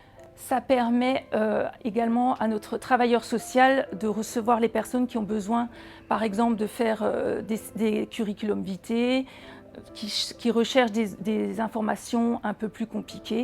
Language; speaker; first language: French; native; French